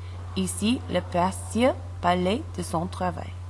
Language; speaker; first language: French; non-native, learner; English